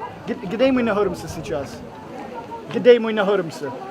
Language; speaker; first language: Russian; non-native, learner; English